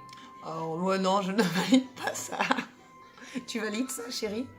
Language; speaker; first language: French; native; French